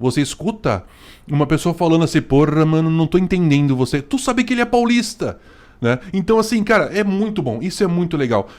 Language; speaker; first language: Portuguese; native; Portuguese